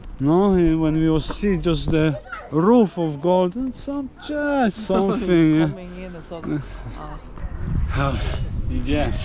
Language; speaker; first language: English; non-native, learner; Polish